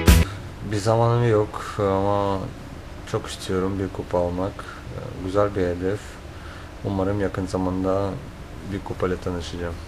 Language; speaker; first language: Turkish; non-native, fluent; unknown